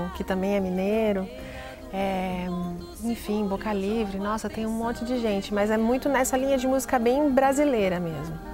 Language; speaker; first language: Portuguese; native; Portuguese